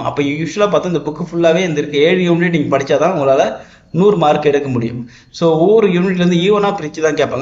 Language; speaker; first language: Tamil; native; Tamil